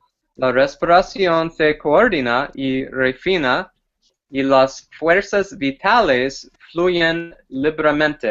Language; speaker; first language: Spanish; non-native, fluent; English